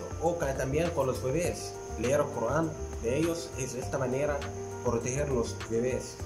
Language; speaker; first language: Spanish; non-native, fluent; Arabic